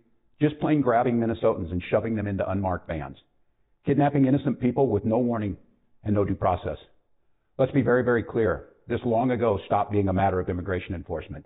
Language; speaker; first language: English; native; English